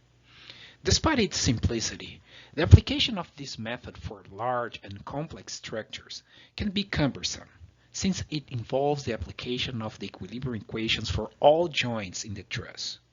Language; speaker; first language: English; non-native, fluent; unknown